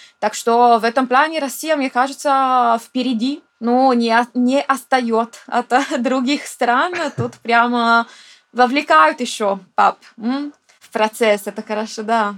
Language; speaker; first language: Russian; non-native, fluent; Italian